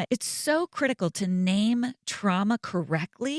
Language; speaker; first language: English; native; English